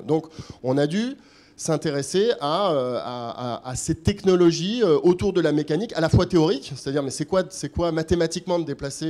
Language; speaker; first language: French; native; French